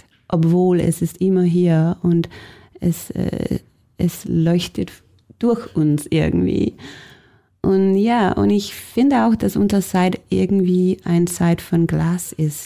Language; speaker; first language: German; non-native, fluent; Danish